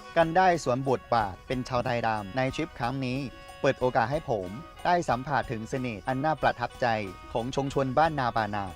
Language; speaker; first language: Thai; non-native, fluent; Chinese